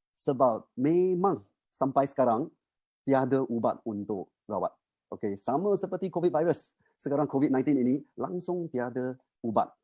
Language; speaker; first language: Malay; non-native, local second language; Chinese